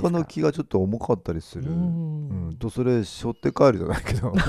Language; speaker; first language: Japanese; native; Japanese